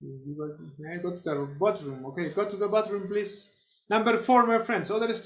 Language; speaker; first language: English; non-native, fluent; Spanish